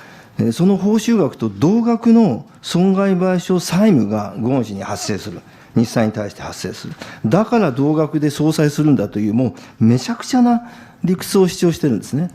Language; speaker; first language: Japanese; native; Japanese